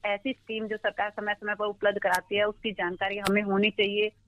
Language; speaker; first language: Hindi; native; Hindi